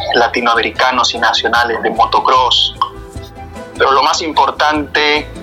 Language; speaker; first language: Spanish; native; Spanish